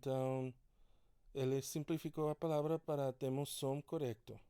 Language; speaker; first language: Portuguese; non-native, learner; English